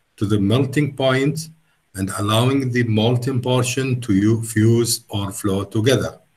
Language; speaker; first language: English; non-native, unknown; Arabic